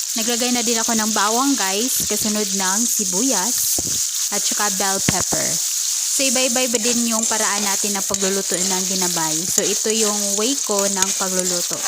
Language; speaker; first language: Filipino; non-native, local second language; Cebuano